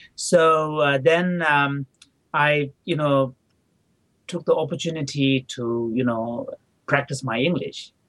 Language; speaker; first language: English; non-native, local second language; Tibetan